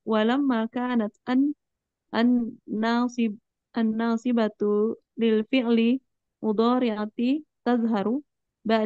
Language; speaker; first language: Arabic; non-native, learner; Indonesian